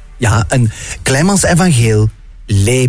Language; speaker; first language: Dutch; native; Dutch